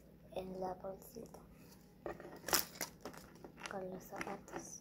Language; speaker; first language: Spanish; early bilingual, heritage; Spanish